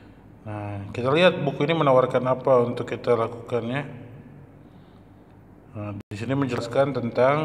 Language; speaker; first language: Indonesian; native; Indonesian